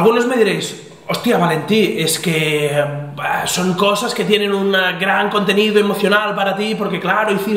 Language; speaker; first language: Spanish; native; Spanish